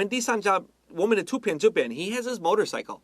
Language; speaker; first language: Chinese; non-native, fluent; English